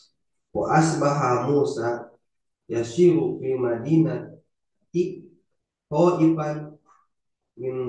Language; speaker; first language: Arabic; non-native, learner; Indonesian